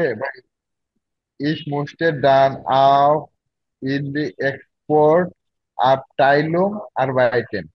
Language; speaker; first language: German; non-native, learner; Bangla